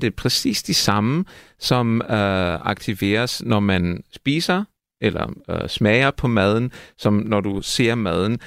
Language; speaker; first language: Danish; non-native, fluent; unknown